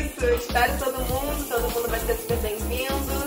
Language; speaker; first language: Portuguese; native; Portuguese